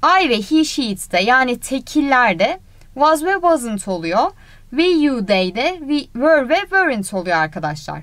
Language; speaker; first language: English; non-native, fluent; Turkish